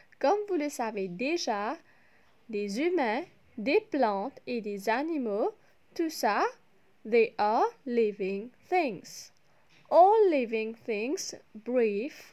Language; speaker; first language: French; non-native, local second language; Morisyen